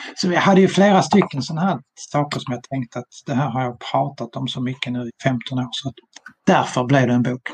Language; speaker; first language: Swedish; native; Swedish